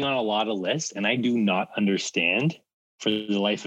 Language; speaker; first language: English; native; English